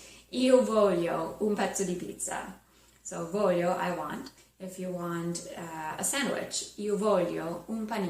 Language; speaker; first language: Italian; non-native, fluent; English